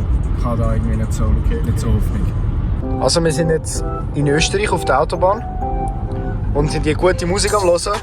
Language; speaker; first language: German; native; German